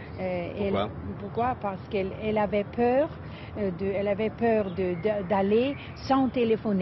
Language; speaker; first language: French; non-native, fluent; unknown